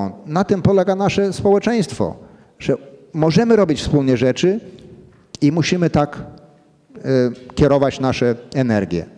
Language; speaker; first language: Polish; early bilingual, heritage; Polish